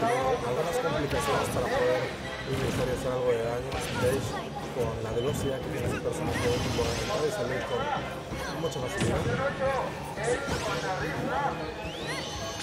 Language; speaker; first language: Spanish; native; Spanish